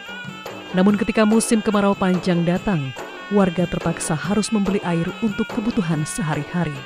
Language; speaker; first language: Indonesian; native; Indonesian